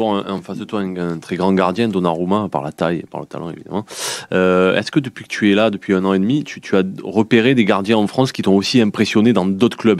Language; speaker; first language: French; native; French